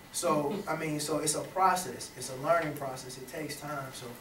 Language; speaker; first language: English; native; English